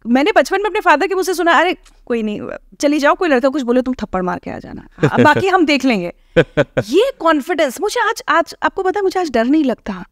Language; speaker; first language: Hindi; native; Hindi